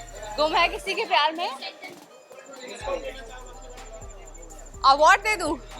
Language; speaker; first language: Hindi; native; Hindi